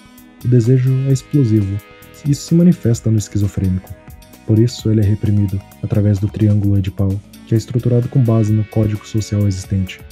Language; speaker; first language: Portuguese; native; Portuguese